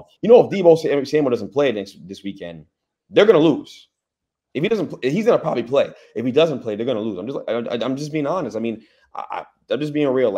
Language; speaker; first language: English; native; English